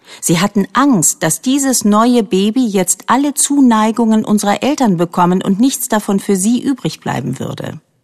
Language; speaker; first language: German; native; German